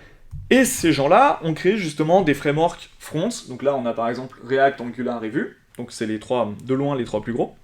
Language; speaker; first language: French; native; French